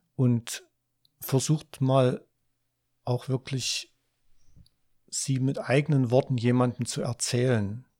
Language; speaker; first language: German; native; German